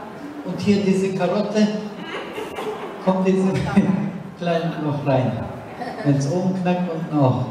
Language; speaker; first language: German; non-native, learner; Turkish